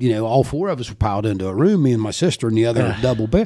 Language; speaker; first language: English; native; English